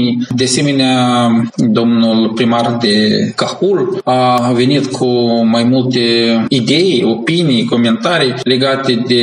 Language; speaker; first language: Romanian; native; Romanian